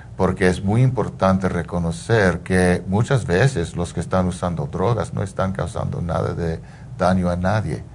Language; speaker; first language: Spanish; early bilingual, heritage; Spanish